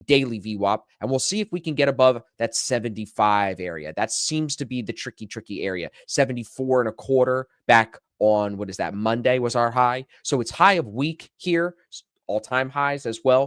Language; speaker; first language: English; native; English